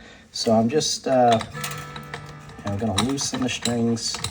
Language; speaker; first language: English; native; English